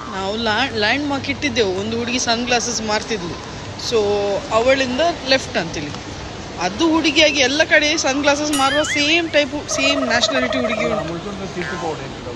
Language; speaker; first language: Kannada; native; Kannada